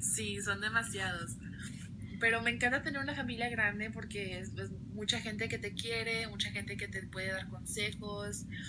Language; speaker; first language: Spanish; early bilingual, other home language; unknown